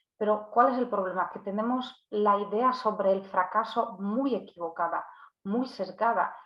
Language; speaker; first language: Spanish; non-native, fluent; Polish